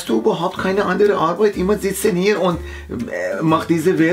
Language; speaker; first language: German; non-native, learner; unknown